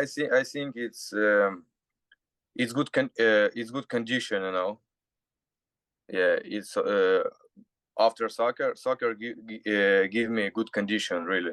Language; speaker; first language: English; non-native, learner; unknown